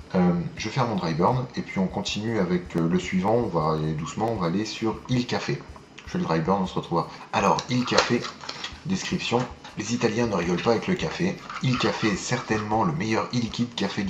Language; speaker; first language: French; native; French